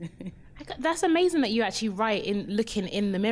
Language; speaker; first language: English; native; English